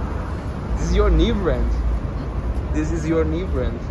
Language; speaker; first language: English; non-native, learner; Turkish